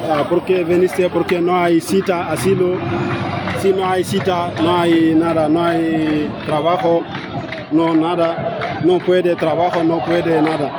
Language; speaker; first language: Spanish; non-native, learner; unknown